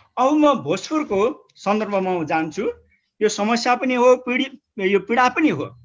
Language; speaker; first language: Nepali; non-native, local second language; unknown